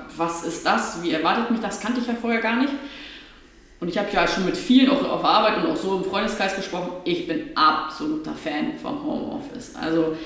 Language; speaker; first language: German; early bilingual, other home language; Portuguese